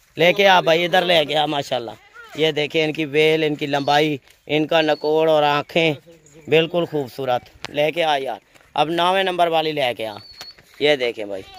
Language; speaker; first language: Urdu; non-native, local second language; Punjabi